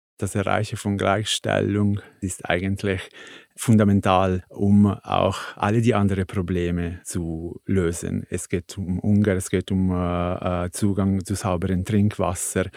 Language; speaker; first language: German; non-native, fluent; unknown